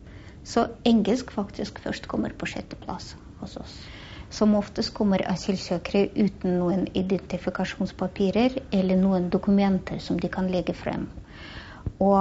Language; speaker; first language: Norwegian; non-native, fluent; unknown